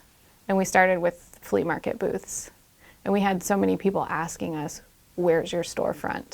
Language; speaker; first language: English; native; English